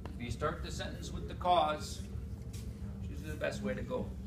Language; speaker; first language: English; native; English